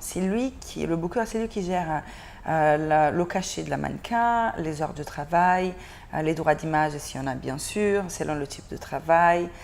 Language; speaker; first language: French; non-native, fluent; Portuguese